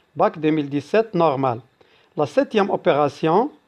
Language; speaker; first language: French; non-native, local second language; Arabic